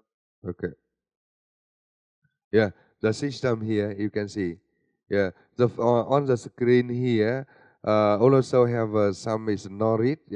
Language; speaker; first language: English; non-native, learner; Vietnamese